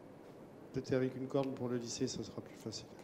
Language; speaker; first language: French; native; French